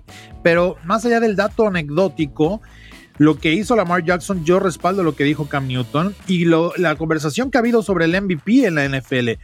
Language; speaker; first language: Spanish; native; Spanish